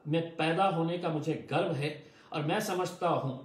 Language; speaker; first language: Hindi; non-native, local second language; Urdu